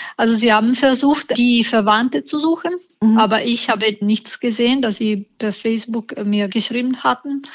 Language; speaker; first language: German; non-native, learner; Italian